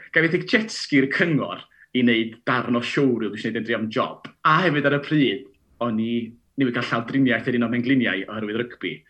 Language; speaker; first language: Welsh; native; Welsh